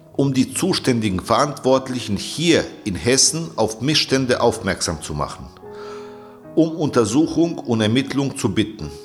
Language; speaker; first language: German; native; German